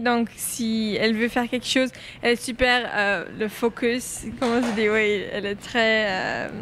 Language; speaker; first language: French; non-native, local second language; Dutch